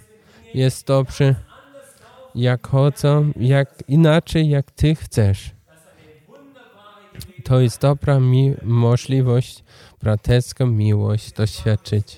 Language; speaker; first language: Polish; non-native, learner; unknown